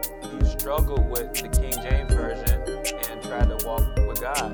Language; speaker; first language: English; native; English